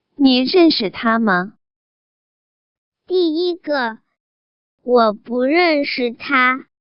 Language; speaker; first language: Chinese; non-native, learner; Swahili